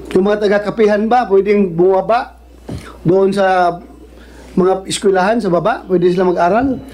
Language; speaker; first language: Filipino; non-native, local second language; Cebuano